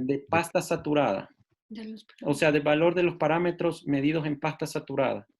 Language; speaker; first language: Spanish; native; Spanish